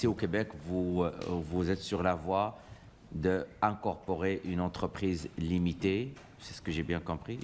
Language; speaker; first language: French; native; French